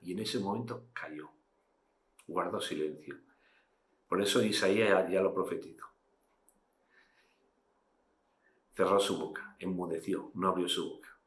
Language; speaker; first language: Spanish; native; Spanish